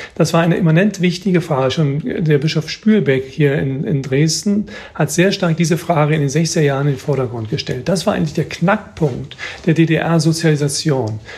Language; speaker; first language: German; native; German